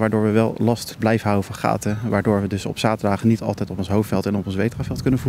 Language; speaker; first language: Dutch; native; Dutch